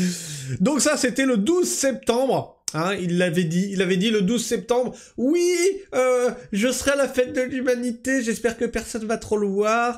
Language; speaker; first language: French; native; French